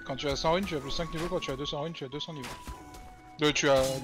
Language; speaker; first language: French; native; French